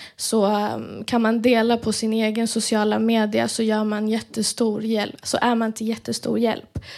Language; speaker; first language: Swedish; early bilingual, other home language; Persian